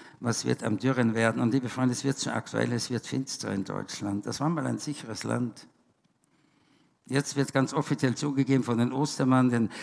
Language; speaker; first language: German; native; German